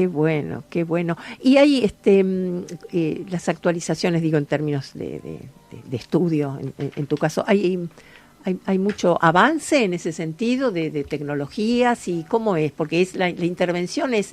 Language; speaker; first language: Spanish; native; Spanish